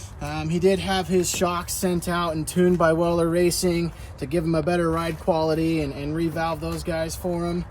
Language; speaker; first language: English; native; English